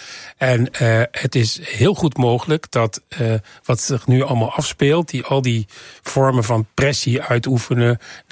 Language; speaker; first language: Dutch; native; Dutch